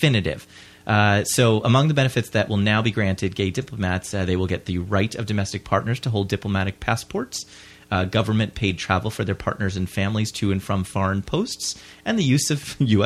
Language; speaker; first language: English; native; English